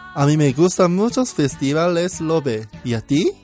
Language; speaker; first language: Spanish; non-native, learner; Korean